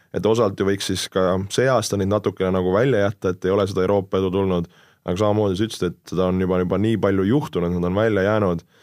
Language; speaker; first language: Estonian; native; Estonian